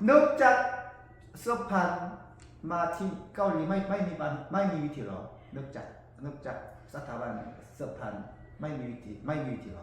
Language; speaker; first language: Thai; non-native, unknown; Korean